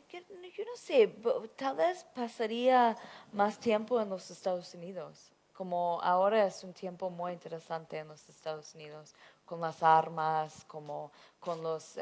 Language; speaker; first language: Spanish; non-native, fluent; English